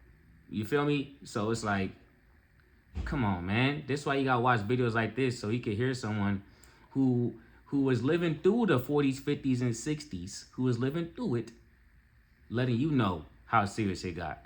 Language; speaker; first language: English; native; English